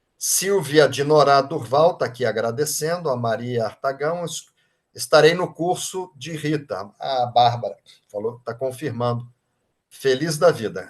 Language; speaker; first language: Portuguese; native; Portuguese